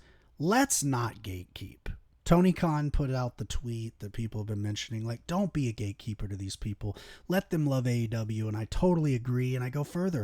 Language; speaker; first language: English; native; English